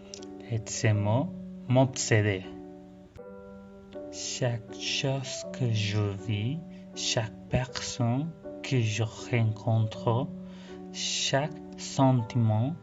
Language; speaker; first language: French; non-native, fluent; Spanish